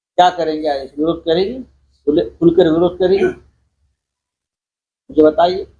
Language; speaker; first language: Hindi; non-native, local second language; Marathi